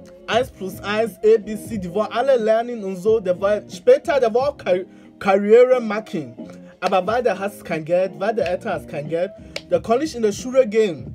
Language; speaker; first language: German; non-native, learner; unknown